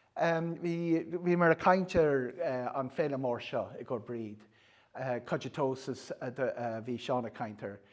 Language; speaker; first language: Irish; non-native, local second language; English